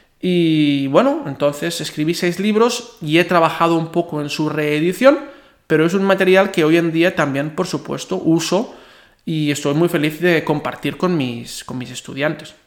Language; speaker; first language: Spanish; non-native, local second language; Catalan